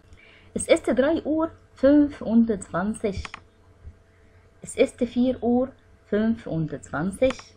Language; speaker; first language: German; non-native, fluent; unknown